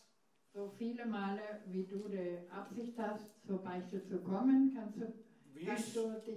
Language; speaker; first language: German; non-native, fluent; English